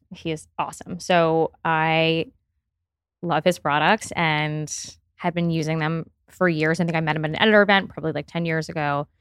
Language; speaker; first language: English; native; English